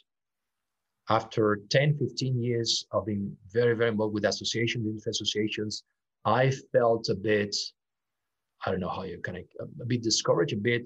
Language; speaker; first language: English; non-native, fluent; Spanish